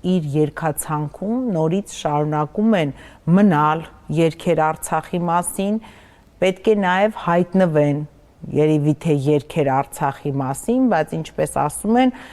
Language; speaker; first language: Armenian; native; Armenian